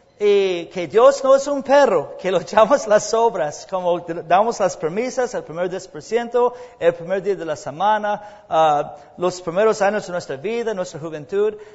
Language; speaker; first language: Spanish; non-native, fluent; English